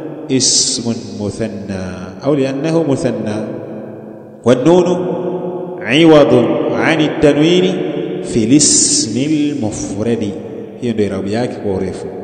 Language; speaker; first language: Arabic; non-native, fluent; Swahili